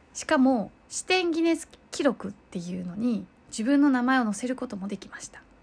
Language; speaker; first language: Japanese; early bilingual, other home language; Chinese